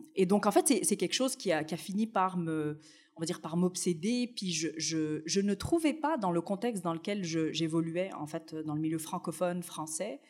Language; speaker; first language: French; early bilingual, other home language; Arabic